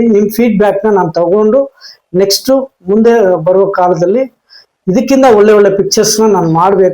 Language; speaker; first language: Kannada; non-native, local second language; Tamil